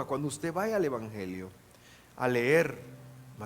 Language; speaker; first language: Spanish; native; Spanish